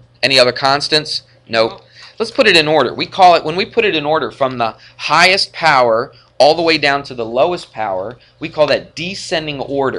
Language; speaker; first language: English; native; English